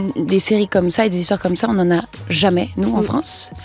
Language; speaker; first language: French; native; French